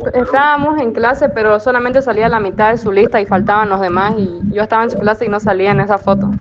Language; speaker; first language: Spanish; native; Spanish